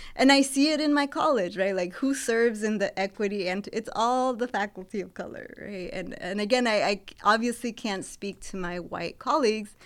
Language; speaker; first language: English; native; English